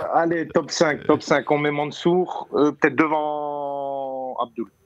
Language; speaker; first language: French; native; French